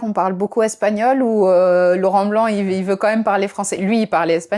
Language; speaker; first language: French; native; French